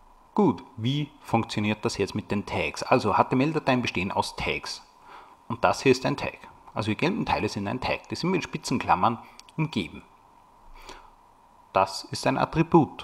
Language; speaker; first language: German; native; German